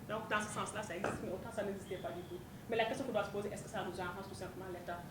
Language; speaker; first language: French; non-native, local second language; Wolof